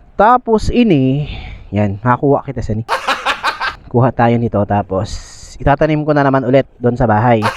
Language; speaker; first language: Filipino; non-native, local second language; Masbatenyo